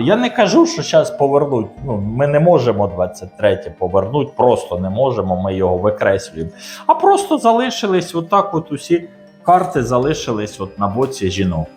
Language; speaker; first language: Ukrainian; non-native, local second language; Russian